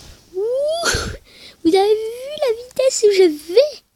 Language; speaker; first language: French; native; French